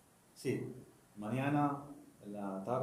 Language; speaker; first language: Spanish; non-native, learner; Arabic